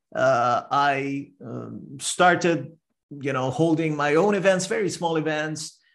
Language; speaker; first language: English; non-native, fluent; Persian